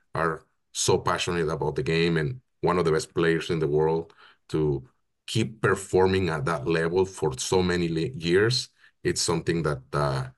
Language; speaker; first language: English; non-native, fluent; Spanish